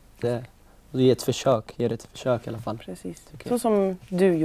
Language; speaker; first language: Swedish; early bilingual, other home language; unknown